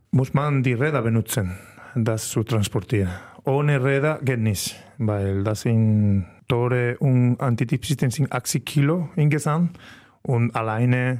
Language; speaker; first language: German; non-native, learner; Spanish